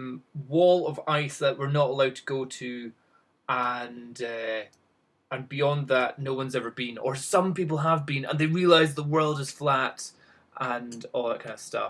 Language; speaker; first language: English; native; English